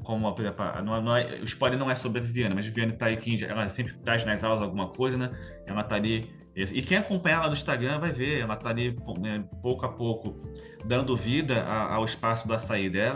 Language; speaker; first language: Portuguese; native; Portuguese